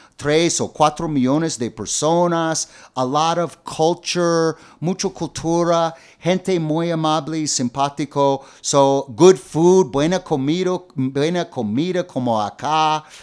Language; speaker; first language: Spanish; non-native, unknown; English